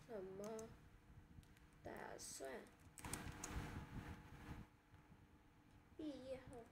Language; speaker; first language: Chinese; non-native, learner; Vietnamese